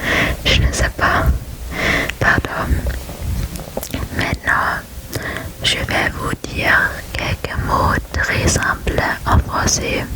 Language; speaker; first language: French; non-native, learner; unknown